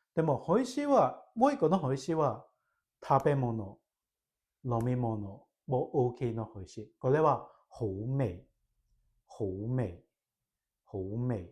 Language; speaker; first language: Japanese; non-native, fluent; Cantonese